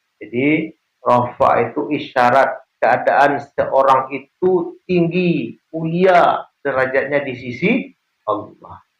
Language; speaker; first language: Malay; non-native, local second language; Minangkabau